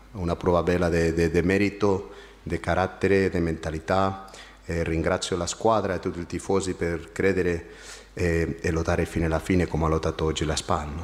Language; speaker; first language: Italian; non-native, fluent; Spanish